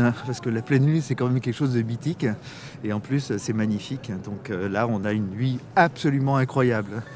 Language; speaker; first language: French; native; French